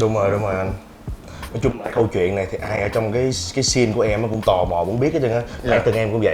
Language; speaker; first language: Vietnamese; native; Vietnamese